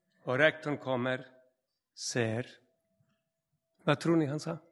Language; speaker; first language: Swedish; non-native, fluent; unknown